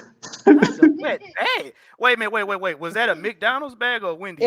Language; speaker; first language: English; native; English